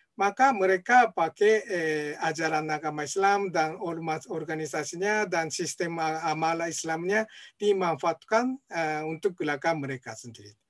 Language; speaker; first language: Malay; non-native, fluent; Japanese